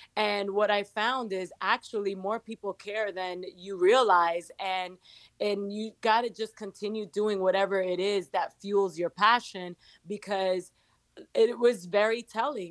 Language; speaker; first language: English; early bilingual, other home language; Spanish